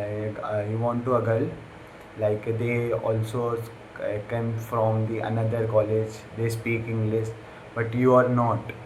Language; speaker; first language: English; non-native, learner; Hindi